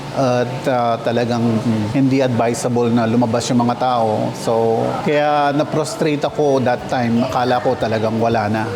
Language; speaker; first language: Filipino; non-native, local second language; Pampanga